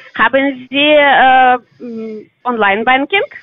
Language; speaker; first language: German; non-native, learner; Russian